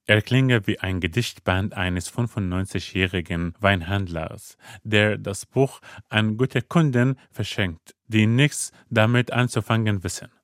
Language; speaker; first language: German; non-native, fluent; Arabic